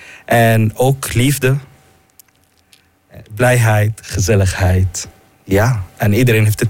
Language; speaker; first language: Dutch; non-native, fluent; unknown